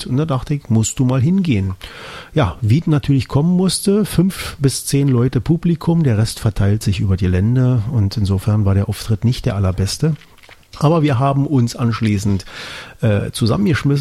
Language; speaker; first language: German; native; German